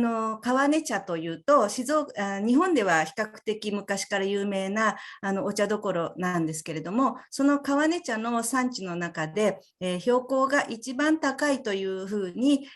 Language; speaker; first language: Japanese; native; Japanese